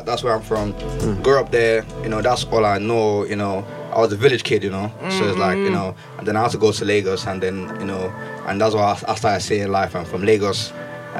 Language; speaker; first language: English; non-native, local second language; Yoruba